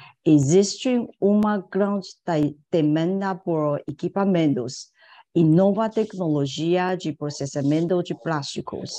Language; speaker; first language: Portuguese; non-native, fluent; Chinese